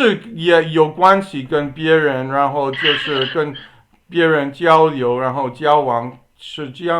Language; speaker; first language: Chinese; non-native, learner; English